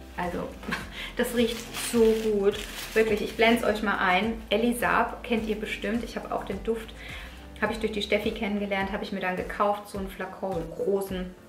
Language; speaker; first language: German; early bilingual, other home language; Italian